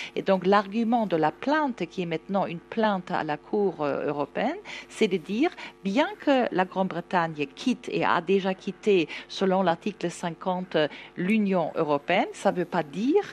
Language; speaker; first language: French; non-native, fluent; German